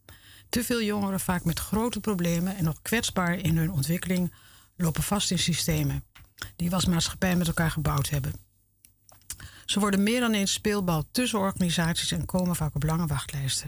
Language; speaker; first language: Dutch; native; Dutch